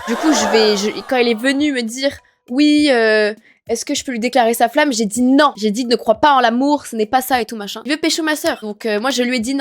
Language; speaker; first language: French; native; French